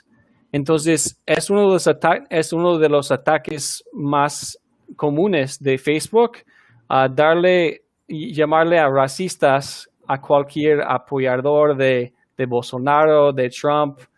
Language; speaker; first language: Spanish; non-native, fluent; English